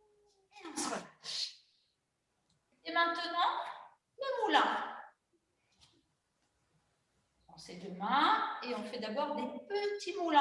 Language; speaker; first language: French; native; French